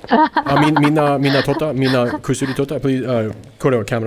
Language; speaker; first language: Japanese; non-native, learner; English